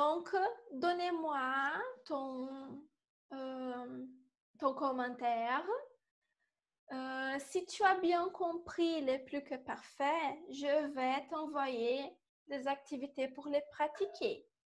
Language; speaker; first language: French; non-native, fluent; Portuguese